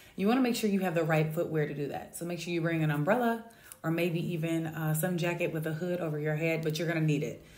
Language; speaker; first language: English; native; English